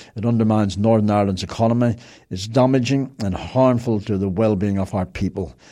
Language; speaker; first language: English; native; English